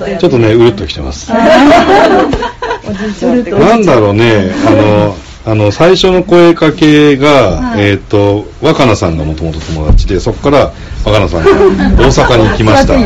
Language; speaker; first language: Japanese; native; Japanese